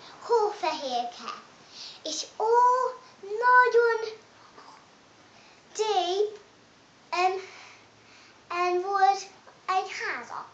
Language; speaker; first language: Hungarian; non-native, learner; English